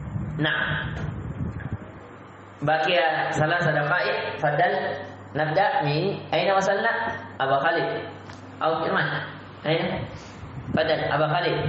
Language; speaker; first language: Arabic; non-native, fluent; Indonesian